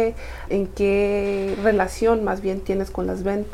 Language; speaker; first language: Spanish; early bilingual, heritage; Spanish